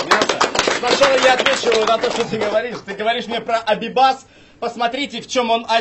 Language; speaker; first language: Russian; native; Russian